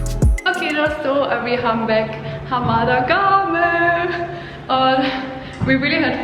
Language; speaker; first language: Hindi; non-native, learner; German